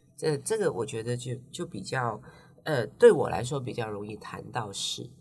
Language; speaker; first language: Chinese; non-native, local second language; Cantonese